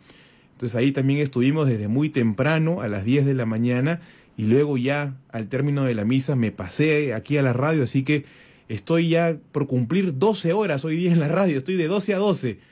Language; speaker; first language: Spanish; native; Spanish